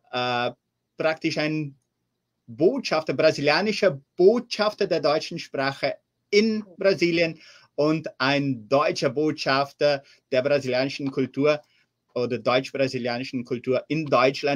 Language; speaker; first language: German; early bilingual, heritage; German